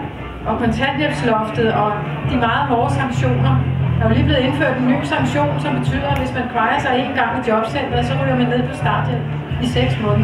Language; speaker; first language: Danish; native; Danish